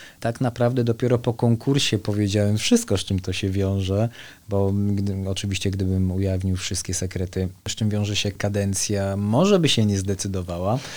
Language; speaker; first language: Polish; native; Polish